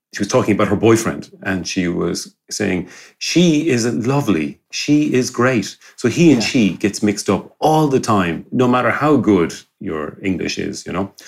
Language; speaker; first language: English; native; English